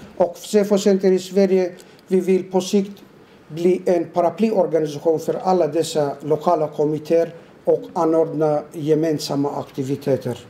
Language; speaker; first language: Swedish; non-native, fluent; Turoyo